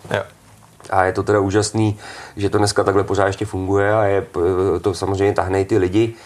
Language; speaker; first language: Czech; native; Czech